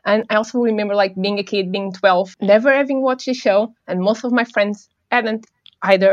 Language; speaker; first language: English; non-native, fluent; Portuguese